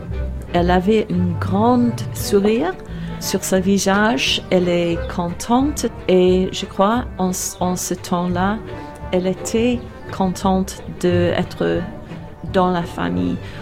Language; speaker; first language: French; non-native, learner; English